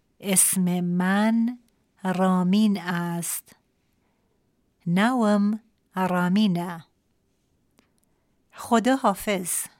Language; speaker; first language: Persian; non-native, local second language; Central Kurdish